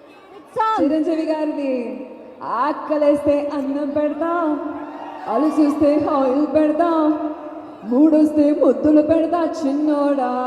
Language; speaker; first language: Telugu; non-native, fluent; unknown